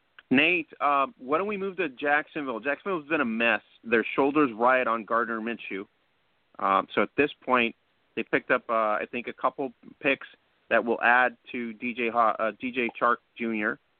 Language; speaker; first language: English; early bilingual, other home language; Spanish